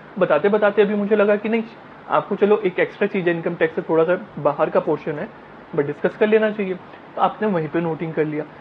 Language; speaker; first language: Hindi; native; Hindi